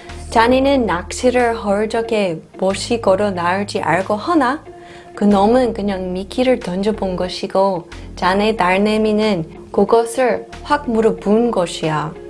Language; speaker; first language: Korean; non-native, fluent; English